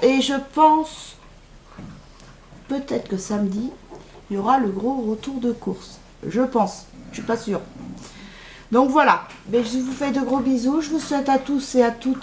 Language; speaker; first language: French; native; French